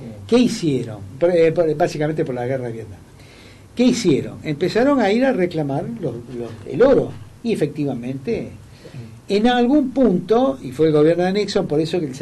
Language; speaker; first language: Spanish; native; Spanish